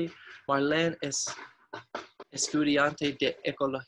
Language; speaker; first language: Spanish; non-native, learner; English